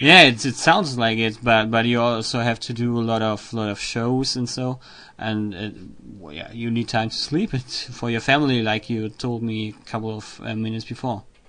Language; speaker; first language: English; non-native, learner; German